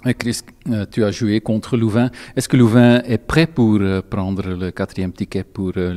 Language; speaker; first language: French; non-native, local second language; Dutch